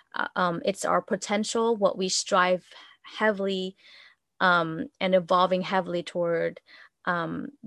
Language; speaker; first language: English; non-native, fluent; Vietnamese